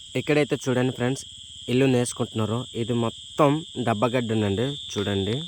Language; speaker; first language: Telugu; non-native, local second language; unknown